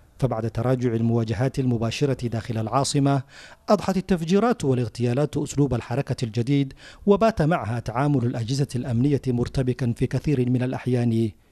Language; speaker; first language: Arabic; non-native, local second language; Somali